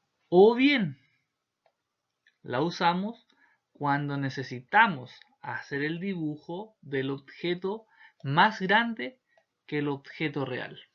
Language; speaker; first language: Spanish; native; Spanish